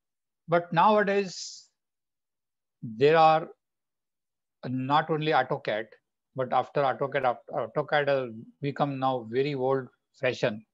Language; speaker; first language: English; non-native, local second language; Bangla